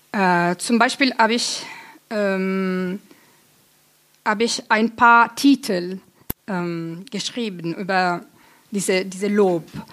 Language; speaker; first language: German; non-native, fluent; Italian